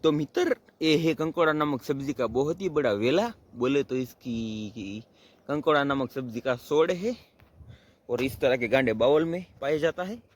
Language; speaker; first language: Hindi; non-native, local second language; Gujarati